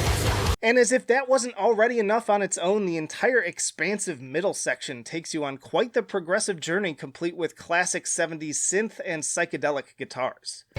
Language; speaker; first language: English; native; English